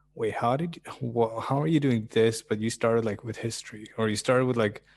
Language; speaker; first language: English; early bilingual, other home language; Russian